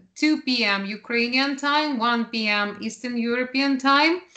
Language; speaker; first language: English; non-native, fluent; Ukrainian